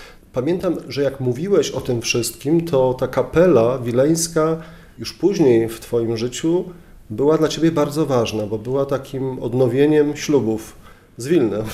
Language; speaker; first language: Polish; native; Polish